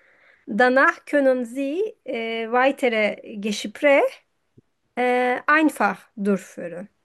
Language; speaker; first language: German; non-native, fluent; Turkish